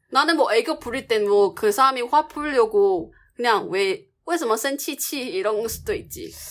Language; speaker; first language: Korean; non-native, fluent; Chinese